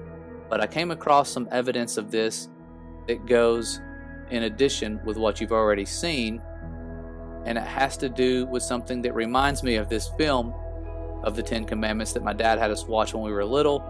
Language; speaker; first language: English; native; English